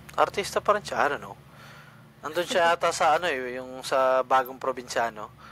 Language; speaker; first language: Filipino; non-native, local second language; Cebuano